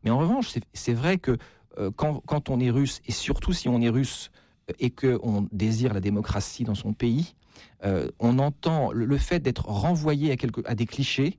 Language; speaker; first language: French; native; French